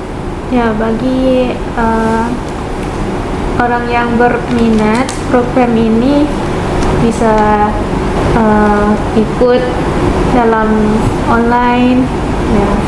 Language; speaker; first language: Indonesian; non-native, fluent; Malay